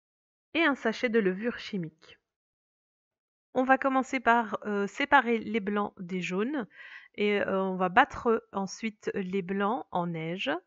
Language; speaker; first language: French; native; French